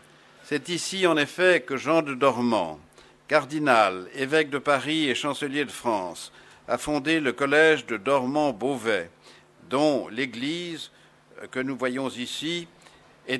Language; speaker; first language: French; native; French